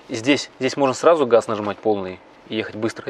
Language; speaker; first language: Russian; native; Russian